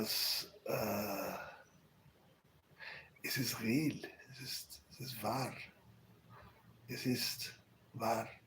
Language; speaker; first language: German; non-native, learner; Spanish